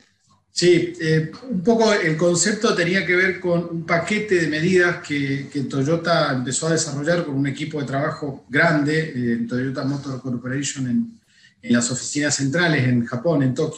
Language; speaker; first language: Spanish; native; Spanish